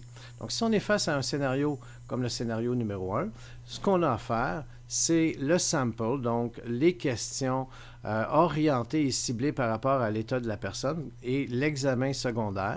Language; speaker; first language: French; native; French